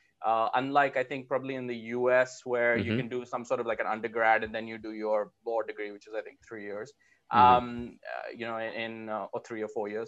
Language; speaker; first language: English; non-native, local second language; Hindi